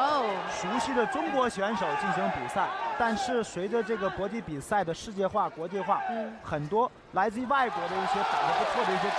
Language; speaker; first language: Chinese; native; Chinese